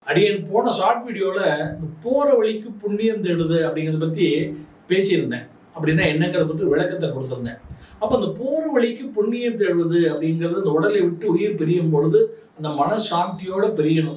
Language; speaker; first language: Tamil; native; Tamil